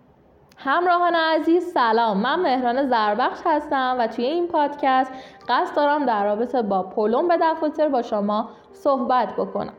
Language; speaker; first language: Persian; native; Persian